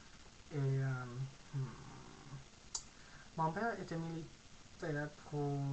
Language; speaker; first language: French; non-native, learner; English